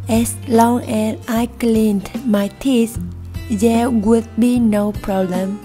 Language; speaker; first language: English; non-native, learner; Vietnamese